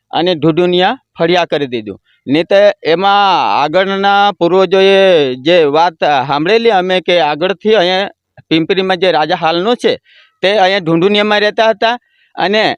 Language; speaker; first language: Gujarati; non-native, local second language; Kukna